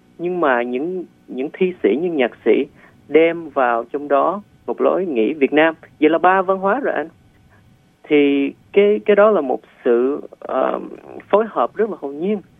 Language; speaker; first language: Vietnamese; early bilingual, heritage; Vietnamese